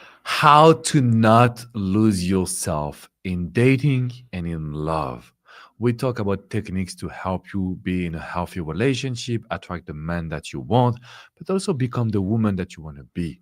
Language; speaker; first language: English; non-native, fluent; French